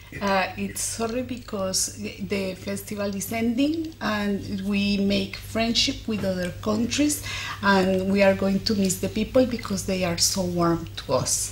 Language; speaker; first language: English; non-native, fluent; Spanish